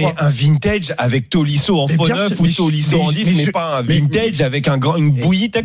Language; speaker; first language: French; native; French